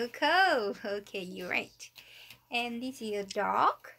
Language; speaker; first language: English; non-native, learner; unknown